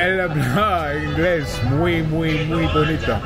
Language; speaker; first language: Spanish; non-native, learner; English